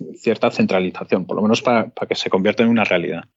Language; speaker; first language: Spanish; native; Spanish